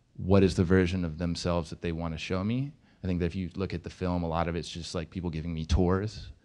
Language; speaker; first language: English; native; English